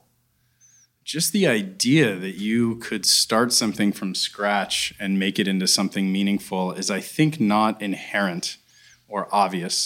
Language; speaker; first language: English; native; English